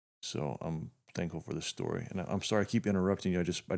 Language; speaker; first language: English; native; English